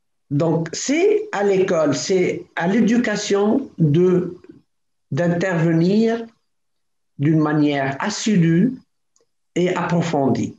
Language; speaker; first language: French; non-native, local second language; Arabic